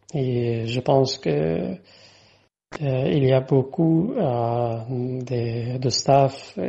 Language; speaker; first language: French; non-native, fluent; Arabic